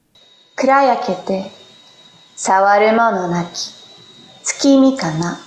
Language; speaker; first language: Japanese; non-native, learner; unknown